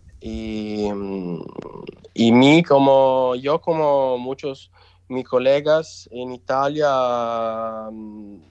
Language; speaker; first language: Spanish; non-native, local second language; Italian